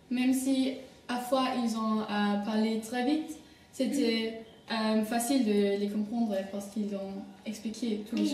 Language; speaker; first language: French; non-native, learner; German